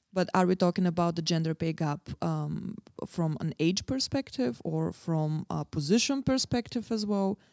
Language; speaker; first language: English; non-native, fluent; Bulgarian